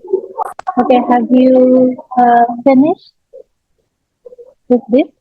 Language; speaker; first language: English; non-native, learner; Indonesian